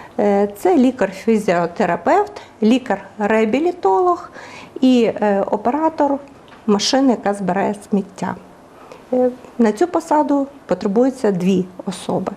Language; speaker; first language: Ukrainian; native; Ukrainian